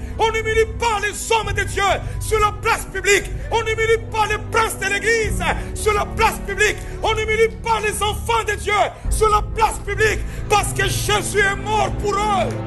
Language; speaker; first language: French; non-native, local second language; Haitian Creole